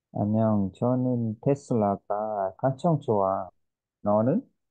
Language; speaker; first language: Korean; non-native, learner; Vietnamese